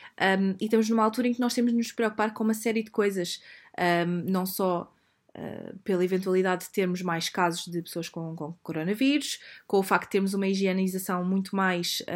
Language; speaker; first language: Portuguese; native; Portuguese